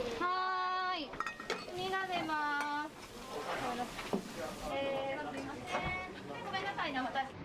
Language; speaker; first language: Japanese; native; Japanese